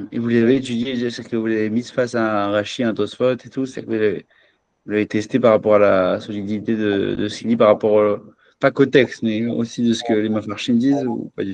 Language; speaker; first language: French; native; French